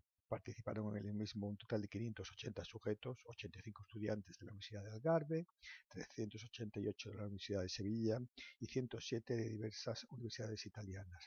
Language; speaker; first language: Spanish; native; Spanish